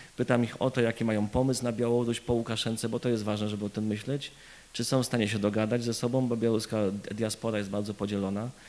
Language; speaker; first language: Polish; native; Polish